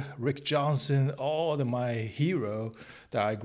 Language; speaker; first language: English; non-native, learner; Japanese